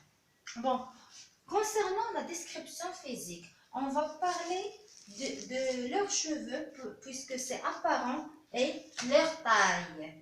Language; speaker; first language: French; non-native, local second language; Arabic